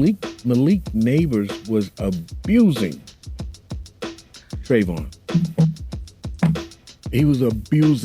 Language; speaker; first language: English; native; English